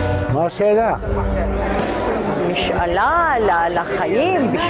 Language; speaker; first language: Hebrew; non-native, local second language; Arabic